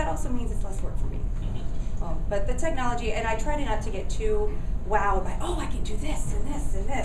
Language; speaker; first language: English; native; English